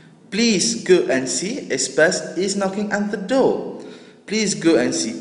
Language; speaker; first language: English; non-native, local second language; Morisyen